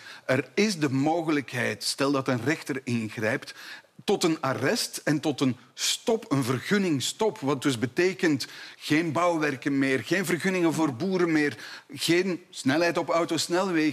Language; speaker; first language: Dutch; native; Dutch